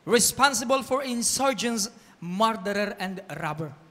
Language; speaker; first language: English; non-native, local second language; Filipino